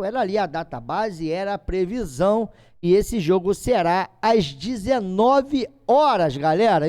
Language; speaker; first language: Portuguese; native; Portuguese